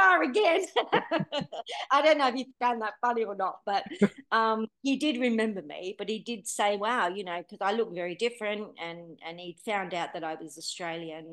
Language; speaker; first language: English; native; English